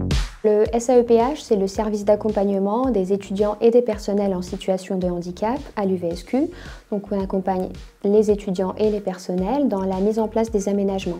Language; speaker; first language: French; native; French